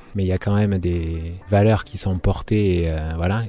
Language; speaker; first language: French; native; French